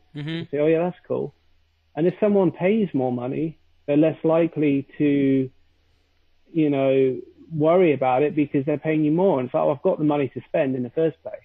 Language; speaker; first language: English; native; English